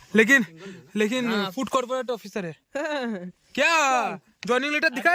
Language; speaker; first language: Hindi; non-native, local second language; Bangla